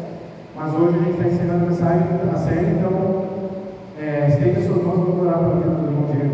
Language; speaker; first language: Portuguese; native; Portuguese